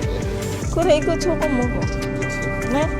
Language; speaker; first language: Korean; non-native, learner; Filipino